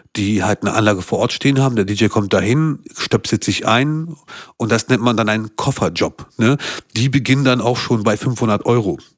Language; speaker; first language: German; early bilingual, other home language; Albanian